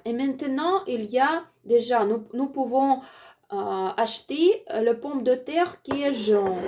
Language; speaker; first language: French; non-native, learner; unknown